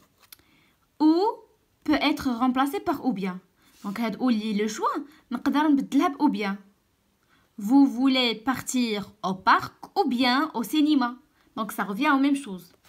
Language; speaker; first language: French; non-native, local second language; Arabic